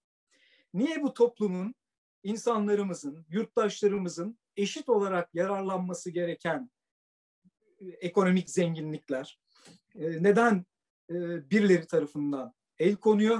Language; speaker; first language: Turkish; native; Turkish